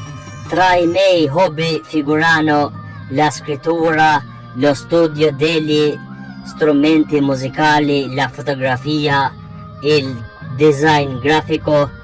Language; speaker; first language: Italian; non-native, fluent; Albanian